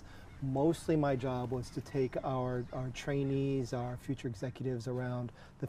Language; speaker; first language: English; native; English